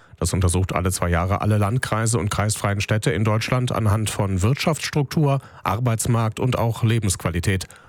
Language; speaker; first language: German; native; German